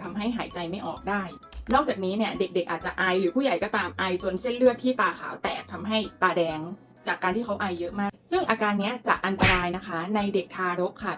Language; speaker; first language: Thai; native; Thai